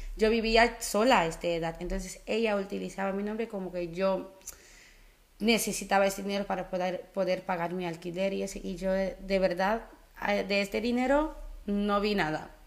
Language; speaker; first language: Spanish; early bilingual, other home language; Dutch